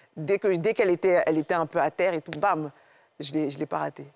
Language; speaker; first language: French; native; French